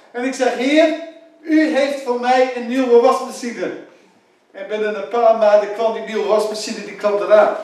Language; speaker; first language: Dutch; native; Dutch